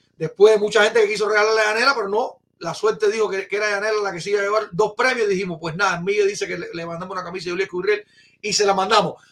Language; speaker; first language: Spanish; native; Spanish